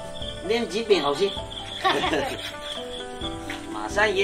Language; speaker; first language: Chinese; native; Chinese